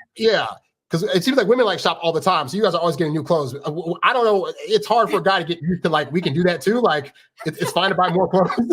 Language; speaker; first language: English; native; English